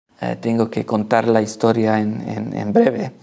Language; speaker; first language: Spanish; non-native, learner; Hungarian